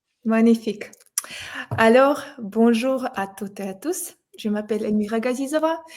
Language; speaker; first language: French; non-native, fluent; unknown